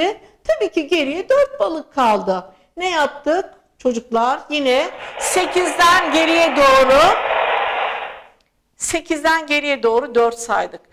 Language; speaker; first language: Turkish; native; Turkish